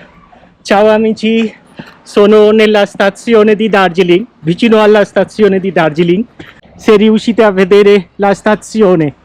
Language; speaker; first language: Italian; non-native, fluent; Bangla